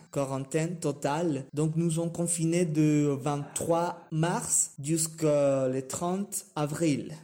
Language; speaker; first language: French; non-native, learner; Spanish